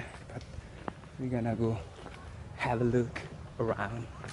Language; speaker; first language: English; non-native, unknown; Indonesian